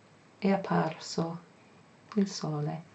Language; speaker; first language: Italian; non-native, fluent; English